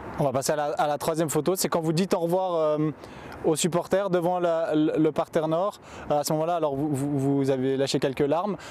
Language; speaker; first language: French; native; French